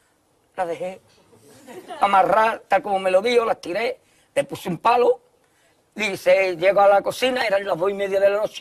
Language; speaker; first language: Spanish; native; Spanish